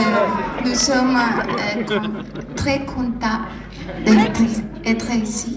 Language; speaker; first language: French; non-native, learner; Spanish